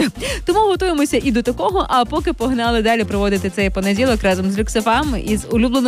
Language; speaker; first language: Ukrainian; native; Ukrainian